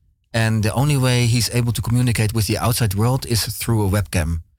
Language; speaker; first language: English; non-native, fluent; Dutch